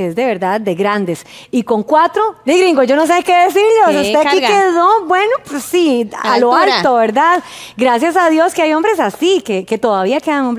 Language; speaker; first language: Spanish; native; Spanish